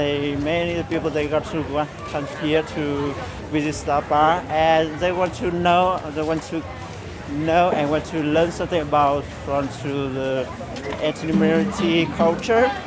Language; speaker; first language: English; non-native, learner; Hmong